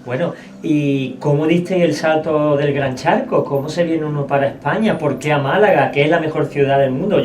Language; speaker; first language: Spanish; native; Spanish